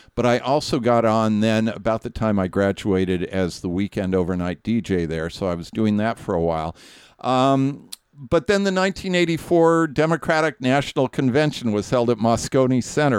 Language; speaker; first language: English; native; English